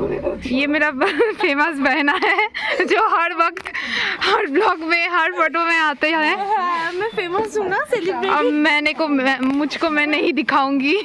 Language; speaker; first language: Hindi; non-native, local second language; Bangla